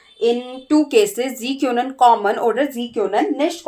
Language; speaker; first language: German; non-native, learner; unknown